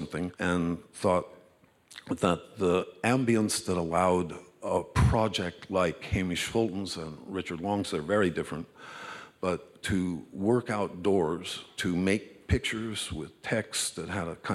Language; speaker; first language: English; native; English